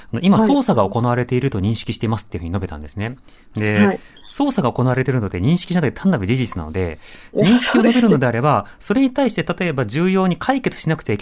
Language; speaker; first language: Japanese; native; Japanese